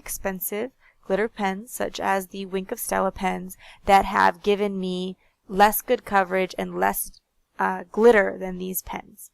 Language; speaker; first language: English; native; English